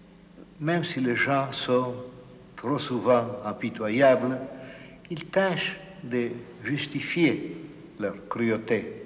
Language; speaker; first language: French; non-native, fluent; Spanish